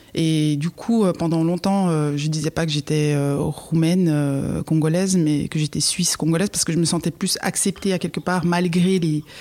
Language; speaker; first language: French; native; French